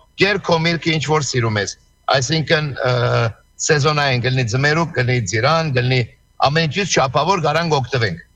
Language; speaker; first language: Armenian; native; Armenian